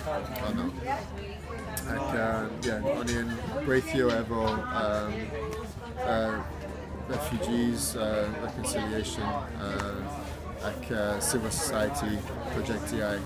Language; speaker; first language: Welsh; non-native, learner; English